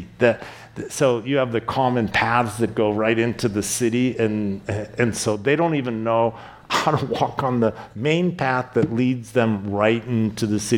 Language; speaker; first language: English; native; English